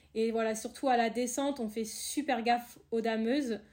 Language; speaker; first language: French; native; French